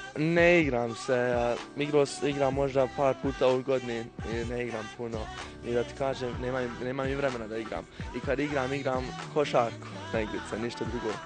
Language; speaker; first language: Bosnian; early bilingual, heritage; Croatian